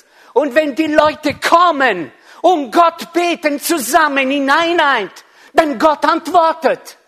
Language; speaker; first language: German; non-native, fluent; Italian